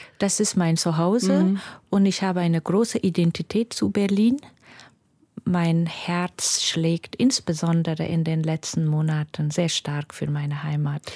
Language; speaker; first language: German; non-native, fluent; Persian